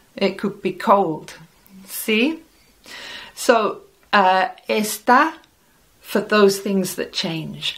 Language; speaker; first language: English; native; English